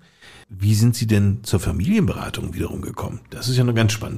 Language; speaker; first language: German; native; German